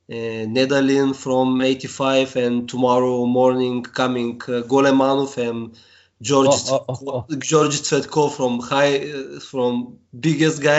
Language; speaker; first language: English; non-native, learner; Bulgarian